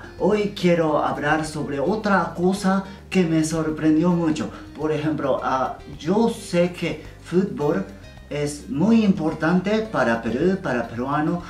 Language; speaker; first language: Spanish; non-native, learner; Japanese